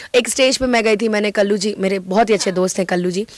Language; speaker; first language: Hindi; native; Hindi